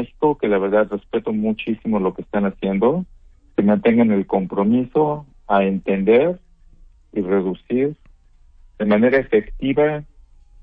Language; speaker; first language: Spanish; native; Spanish